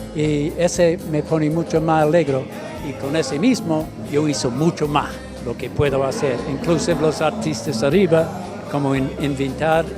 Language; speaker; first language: Spanish; non-native, learner; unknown